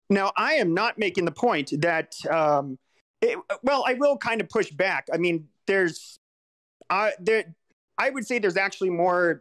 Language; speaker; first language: English; native; English